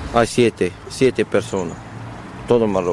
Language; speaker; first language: Spanish; non-native, learner; Arabic